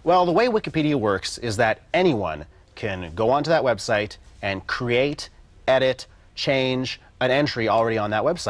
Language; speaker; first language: English; native; English